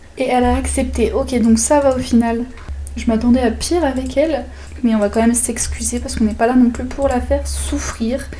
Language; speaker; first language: French; native; French